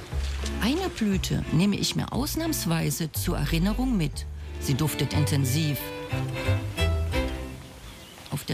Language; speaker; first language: German; native; German